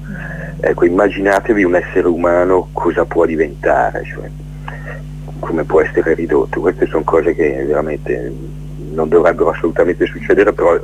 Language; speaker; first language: Italian; native; Italian